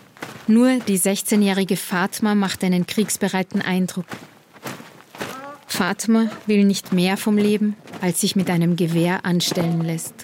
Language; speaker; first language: German; native; German